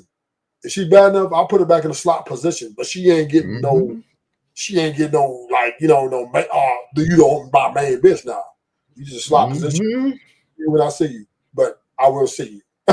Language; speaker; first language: English; native; English